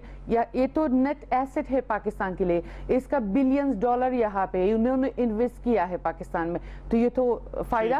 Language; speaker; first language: Hindi; non-native, fluent; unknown